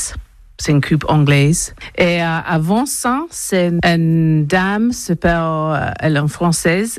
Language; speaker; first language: French; non-native, learner; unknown